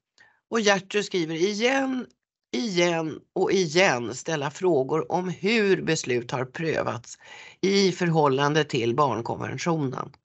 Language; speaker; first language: Swedish; native; Swedish